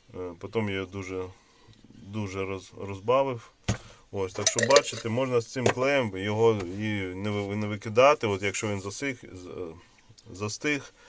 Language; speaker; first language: Ukrainian; non-native, local second language; Russian